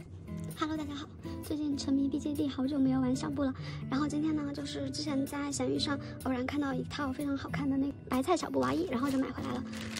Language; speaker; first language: Chinese; native; Chinese